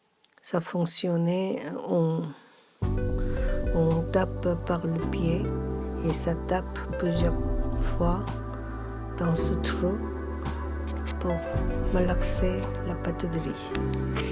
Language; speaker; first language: French; non-native, learner; Korean